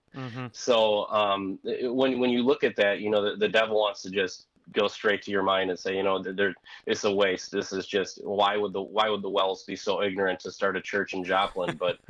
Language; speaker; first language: English; native; English